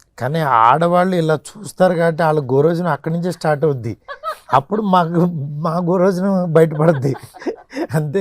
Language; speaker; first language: Telugu; native; Telugu